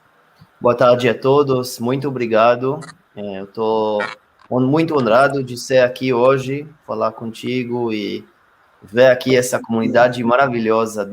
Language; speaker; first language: Portuguese; non-native, fluent; Hebrew